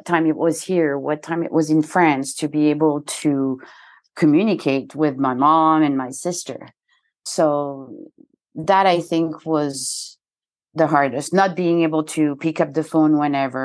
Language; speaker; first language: English; non-native, fluent; French